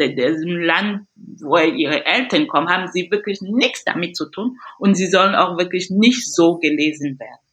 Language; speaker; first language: German; non-native, fluent; French